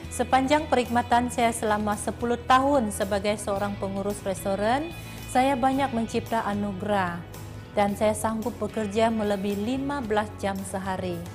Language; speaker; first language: Malay; non-native, local second language; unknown